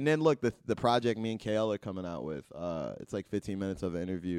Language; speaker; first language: English; native; English